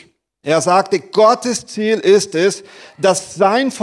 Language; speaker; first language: German; non-native, fluent; Portuguese